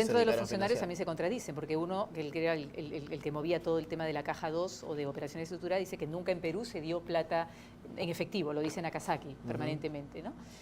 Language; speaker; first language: Spanish; native; Spanish